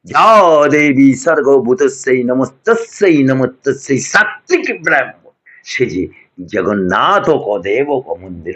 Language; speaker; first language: Hindi; non-native, local second language; Bangla